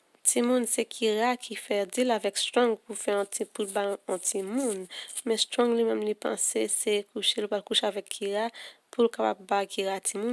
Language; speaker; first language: French; non-native, learner; Haitian Creole